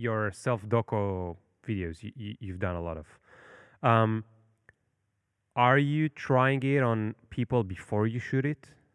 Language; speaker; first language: English; non-native, fluent; Hebrew